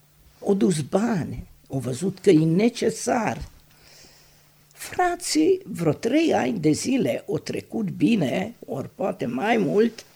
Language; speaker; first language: Romanian; non-native, local second language; Hungarian